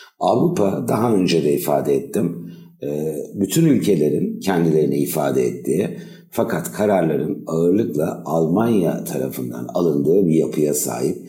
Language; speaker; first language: Turkish; native; Turkish